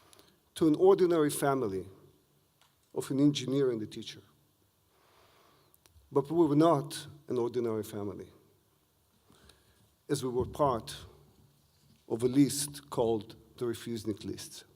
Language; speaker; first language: English; non-native, fluent; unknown